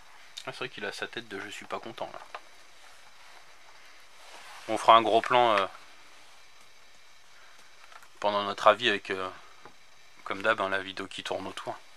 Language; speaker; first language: French; native; French